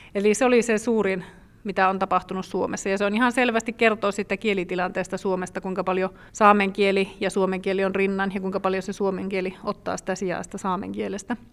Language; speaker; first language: Finnish; native; Finnish